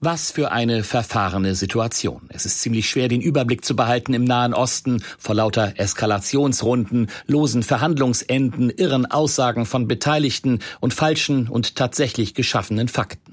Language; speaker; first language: German; native; German